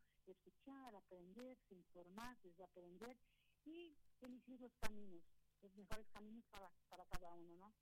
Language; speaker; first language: Spanish; non-native, fluent; Portuguese